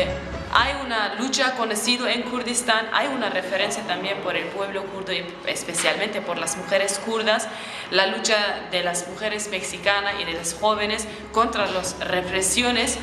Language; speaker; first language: Spanish; non-native, fluent; Kurdish